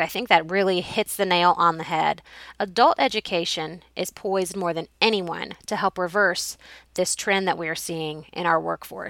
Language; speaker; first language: English; native; English